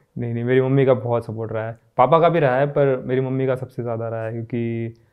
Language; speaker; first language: Hindi; non-native, local second language; Gujarati